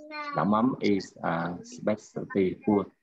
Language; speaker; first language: English; non-native, learner; Vietnamese